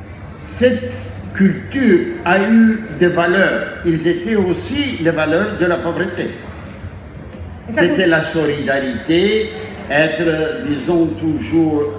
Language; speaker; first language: French; non-native, fluent; Greek